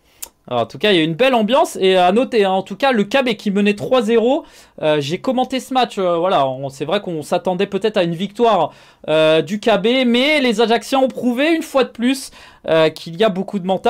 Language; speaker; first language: French; native; French